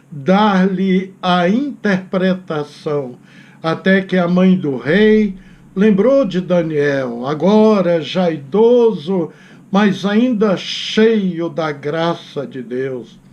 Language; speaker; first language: Portuguese; native; Portuguese